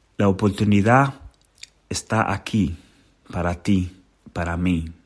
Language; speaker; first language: Spanish; native; Spanish